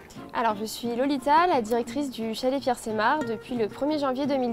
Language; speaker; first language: French; native; French